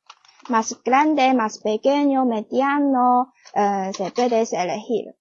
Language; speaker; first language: Spanish; non-native, learner; Chinese